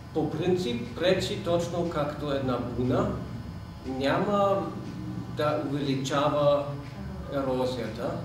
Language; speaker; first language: Bulgarian; non-native, fluent; German